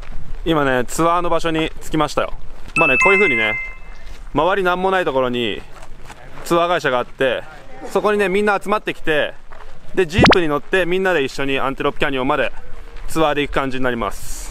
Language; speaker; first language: Japanese; native; Japanese